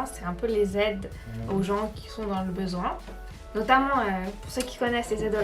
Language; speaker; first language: French; native; French